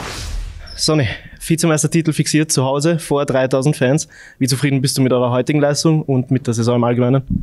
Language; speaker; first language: German; native; German